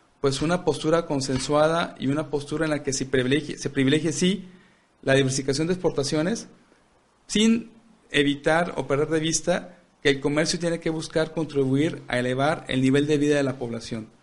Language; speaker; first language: Spanish; native; Spanish